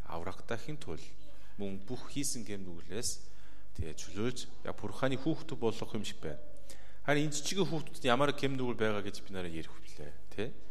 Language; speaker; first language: Mongolian; non-native, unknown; Korean